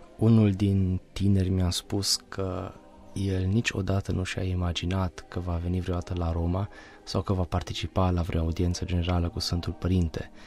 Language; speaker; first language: Romanian; non-native, local second language; Hungarian